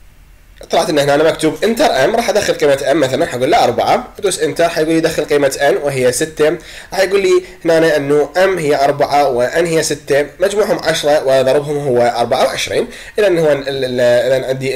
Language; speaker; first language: Arabic; native; Arabic